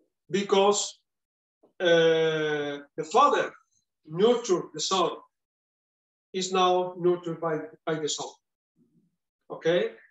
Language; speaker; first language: English; non-native, fluent; Spanish